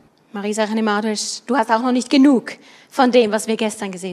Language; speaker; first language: German; native; German